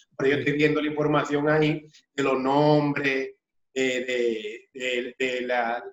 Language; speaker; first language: Spanish; native; Spanish